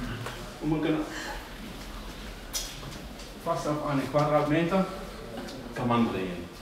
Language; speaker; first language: German; non-native, fluent; Dutch